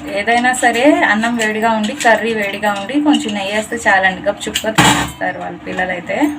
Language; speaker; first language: Telugu; non-native, local second language; Urdu